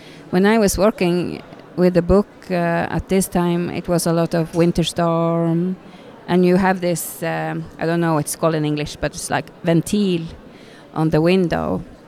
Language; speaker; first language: English; non-native, fluent; Norwegian